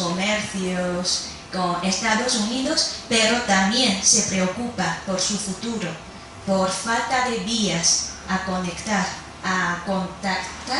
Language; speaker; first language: Spanish; non-native, fluent; Chinese